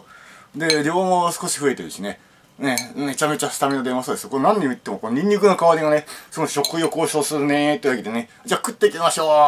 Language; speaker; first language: Japanese; native; Japanese